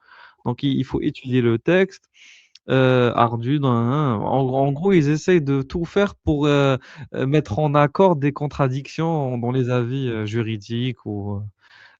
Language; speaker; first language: French; native; French